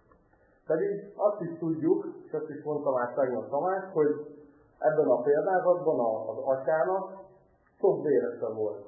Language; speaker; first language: Hungarian; native; Hungarian